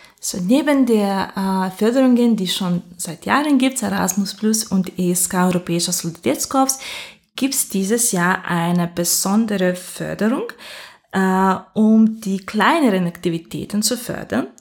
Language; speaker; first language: German; non-native, fluent; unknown